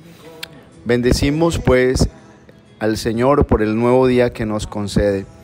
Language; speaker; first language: Spanish; native; Spanish